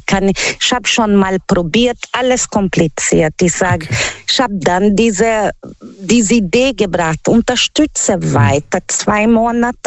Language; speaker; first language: German; non-native, learner; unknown